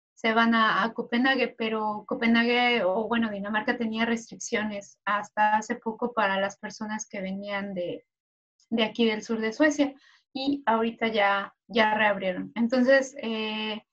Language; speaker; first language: Spanish; native; Spanish